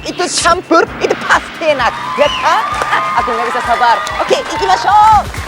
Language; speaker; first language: Indonesian; non-native, fluent; Japanese